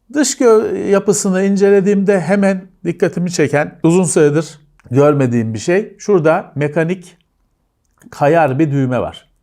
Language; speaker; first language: Turkish; native; Turkish